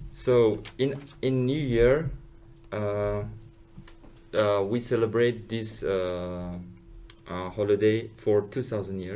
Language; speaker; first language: English; non-native, learner; Uzbek